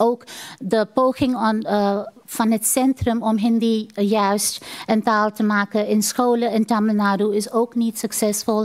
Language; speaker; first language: Dutch; non-native, fluent; Tamil